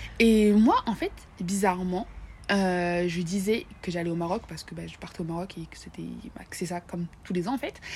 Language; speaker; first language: French; native; French